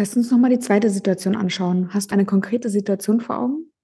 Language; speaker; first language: German; native; German